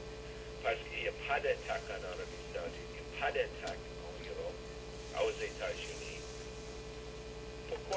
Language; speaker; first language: French; non-native, fluent; English